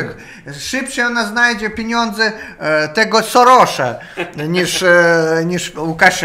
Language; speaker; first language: Polish; non-native, learner; Russian